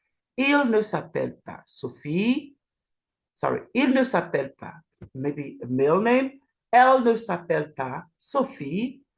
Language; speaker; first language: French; non-native, learner; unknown